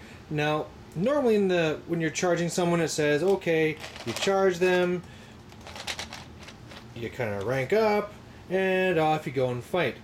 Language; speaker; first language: English; native; English